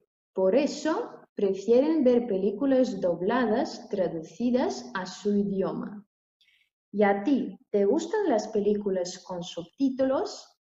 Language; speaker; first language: Spanish; non-native, fluent; Russian